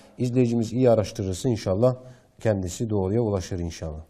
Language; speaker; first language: Turkish; native; Turkish